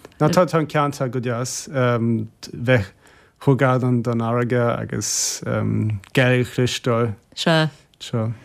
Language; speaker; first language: Irish; non-native, fluent; German